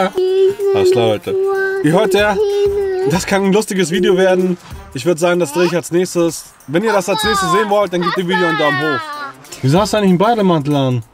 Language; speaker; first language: German; native; German